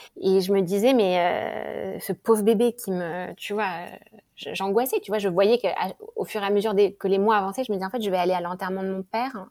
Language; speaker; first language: French; native; French